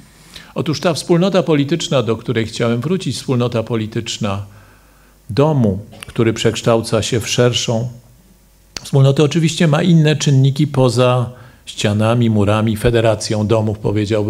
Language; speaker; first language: Polish; native; Polish